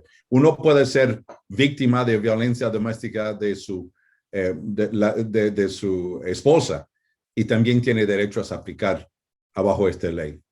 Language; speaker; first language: Spanish; non-native, fluent; English